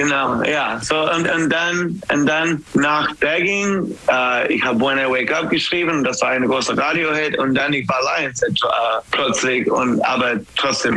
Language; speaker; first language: German; non-native, learner; English